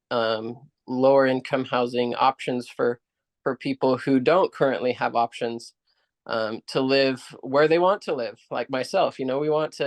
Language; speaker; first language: English; native; English